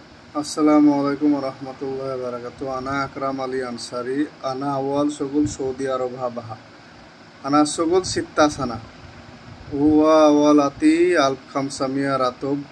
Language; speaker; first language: Arabic; non-native, learner; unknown